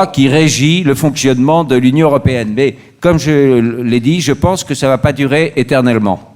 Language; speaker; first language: French; native; French